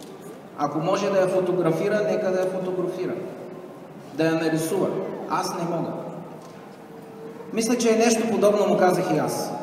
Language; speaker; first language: Bulgarian; native; Bulgarian